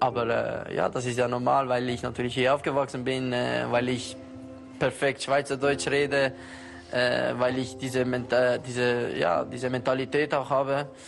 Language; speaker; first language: German; early bilingual, other home language; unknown